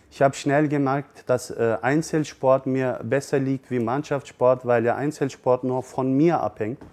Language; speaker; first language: German; early bilingual, other home language; Turkish